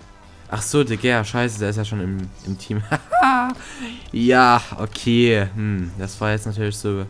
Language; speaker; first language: German; native; German